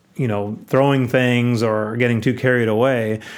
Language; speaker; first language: English; native; English